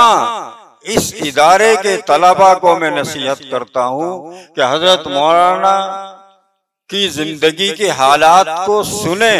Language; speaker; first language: Urdu; native; Urdu